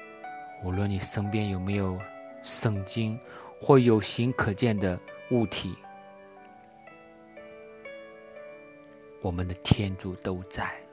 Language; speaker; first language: Chinese; native; Chinese